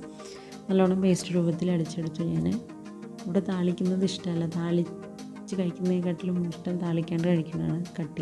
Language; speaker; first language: Malayalam; native; Malayalam